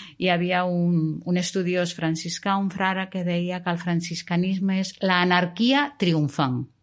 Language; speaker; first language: Catalan; non-native, local second language; Spanish